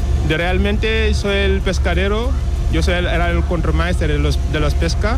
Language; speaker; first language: Spanish; non-native, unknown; Wolof